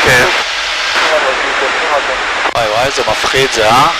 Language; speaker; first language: Hebrew; native; Hebrew